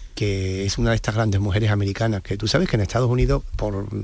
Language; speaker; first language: Spanish; native; Spanish